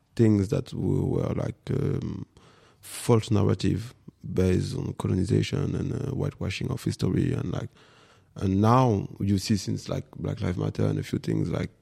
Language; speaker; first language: English; non-native, fluent; French